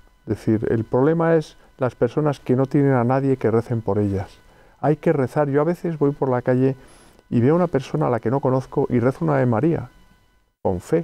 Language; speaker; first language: Spanish; native; Spanish